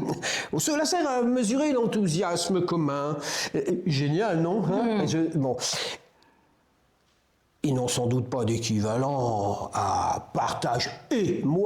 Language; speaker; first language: French; native; French